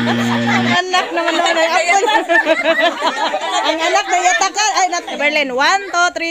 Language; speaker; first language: Cebuano; native; Cebuano